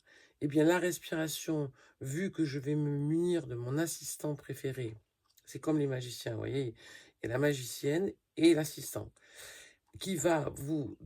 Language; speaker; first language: French; native; French